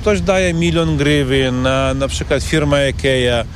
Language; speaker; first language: Polish; non-native, learner; Ukrainian